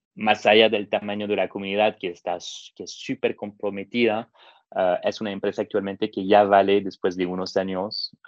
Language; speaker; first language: Spanish; non-native, fluent; French